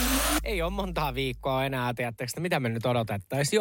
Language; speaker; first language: Finnish; native; Finnish